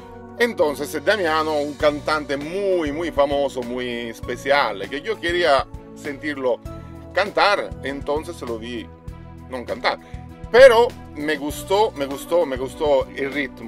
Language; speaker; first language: Spanish; non-native, learner; Italian